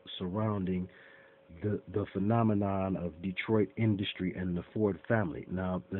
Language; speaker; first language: English; native; English